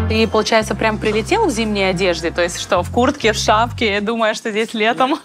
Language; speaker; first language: Russian; native; Russian